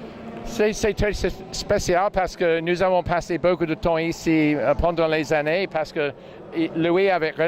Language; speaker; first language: French; non-native, fluent; English